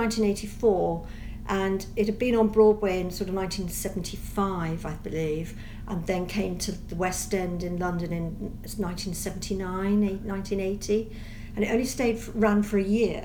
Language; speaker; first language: English; native; English